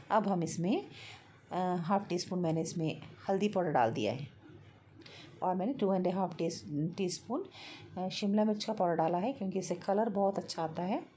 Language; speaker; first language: Hindi; native; Hindi